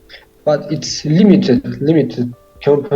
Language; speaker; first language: English; non-native, learner; Tajik